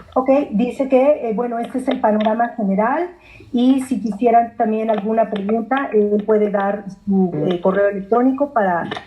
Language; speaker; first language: Spanish; non-native, fluent; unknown